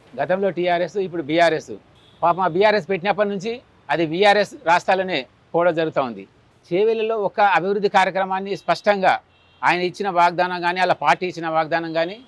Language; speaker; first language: Telugu; native; Telugu